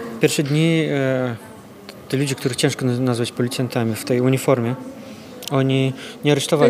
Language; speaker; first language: Polish; non-native, fluent; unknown